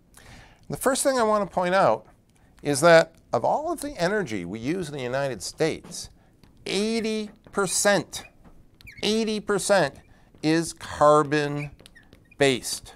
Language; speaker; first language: English; native; English